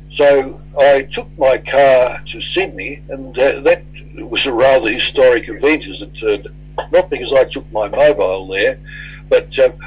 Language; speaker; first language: English; native; English